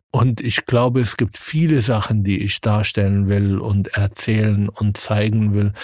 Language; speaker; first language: German; non-native, fluent; Arabic